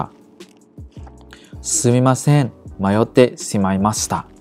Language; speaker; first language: Japanese; non-native, learner; Khmer